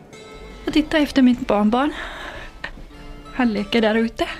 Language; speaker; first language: Swedish; non-native, fluent; Finnish